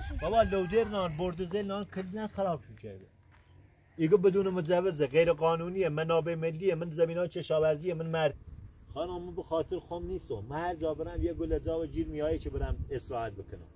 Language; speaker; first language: Persian; non-native, local second language; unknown